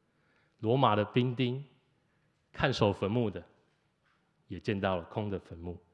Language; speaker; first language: Chinese; native; Chinese